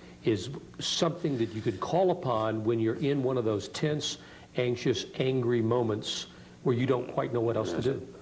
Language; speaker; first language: English; native; English